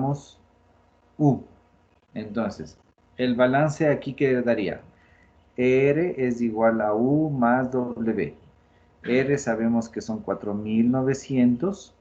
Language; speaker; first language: Spanish; native; Spanish